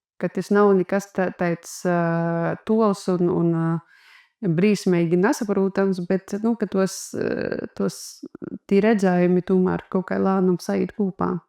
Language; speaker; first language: Latvian; native; Latvian